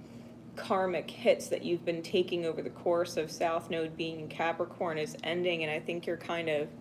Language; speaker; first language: English; native; English